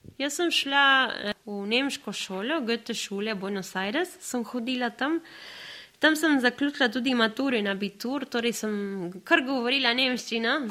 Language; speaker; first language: Slovenian; early bilingual, other home language; Spanish